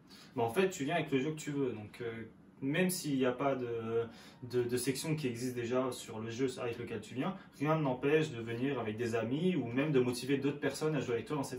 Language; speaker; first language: French; native; French